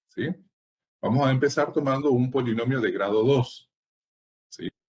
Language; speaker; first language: Spanish; native; Spanish